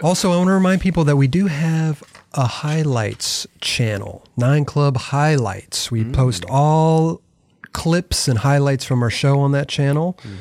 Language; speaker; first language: English; native; English